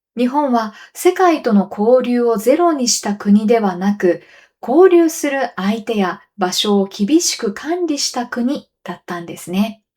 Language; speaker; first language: Japanese; native; Japanese